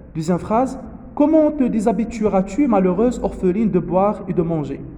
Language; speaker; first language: French; non-native, local second language; Arabic